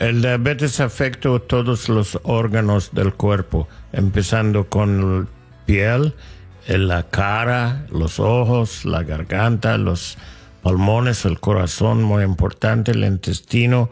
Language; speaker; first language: Spanish; non-native, learner; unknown